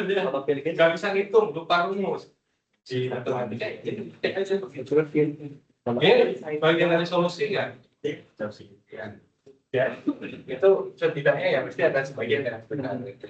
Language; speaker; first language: Indonesian; native; Indonesian